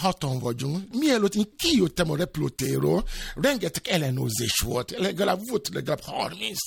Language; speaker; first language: Hungarian; non-native, fluent; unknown